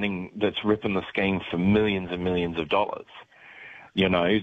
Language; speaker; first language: English; native; English